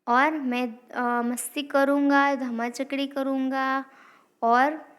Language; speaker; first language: Hindi; non-native, local second language; Gujarati